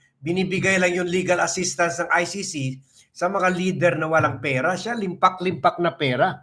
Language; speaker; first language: Filipino; native; Filipino